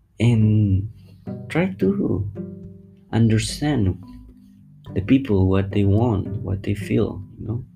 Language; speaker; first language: English; non-native, fluent; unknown